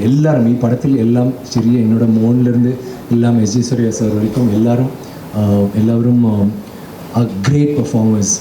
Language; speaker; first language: Malayalam; non-native, learner; Tamil